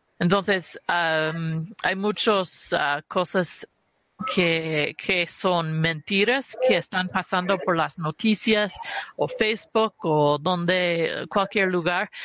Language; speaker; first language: Spanish; early bilingual, heritage; Spanish